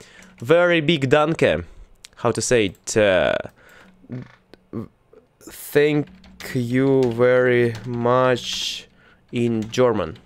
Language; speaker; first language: English; non-native, learner; Russian